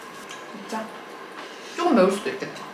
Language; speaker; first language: Korean; non-native, learner; Vietnamese